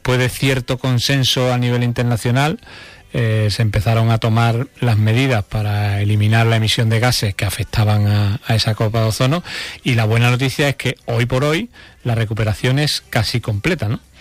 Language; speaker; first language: Spanish; native; Spanish